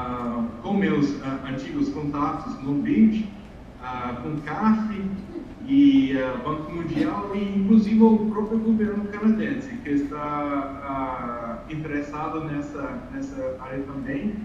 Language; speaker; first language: Portuguese; non-native, fluent; English